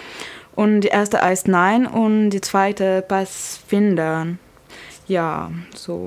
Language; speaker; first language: German; non-native, fluent; French